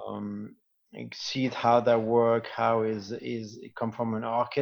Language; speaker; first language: English; non-native, fluent; French